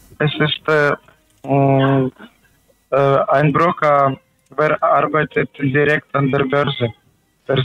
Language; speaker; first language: German; non-native, learner; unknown